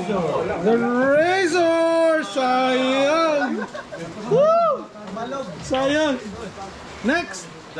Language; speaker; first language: Filipino; non-native, local second language; Cebuano